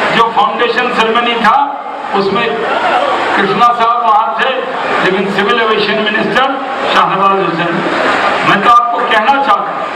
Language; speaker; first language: Hindi; native; Hindi